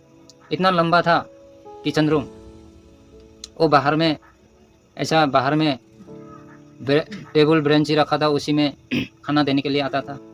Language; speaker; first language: Hindi; non-native, local second language; Nepali